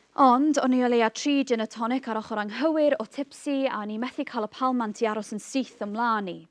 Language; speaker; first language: Welsh; native; Welsh